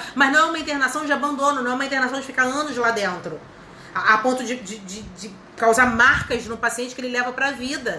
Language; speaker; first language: Portuguese; native; Portuguese